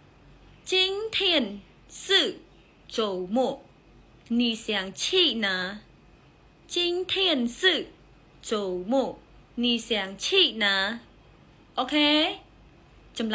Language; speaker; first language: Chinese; non-native, fluent; Khmer